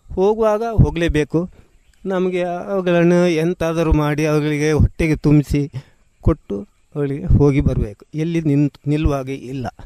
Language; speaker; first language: Kannada; native; Kannada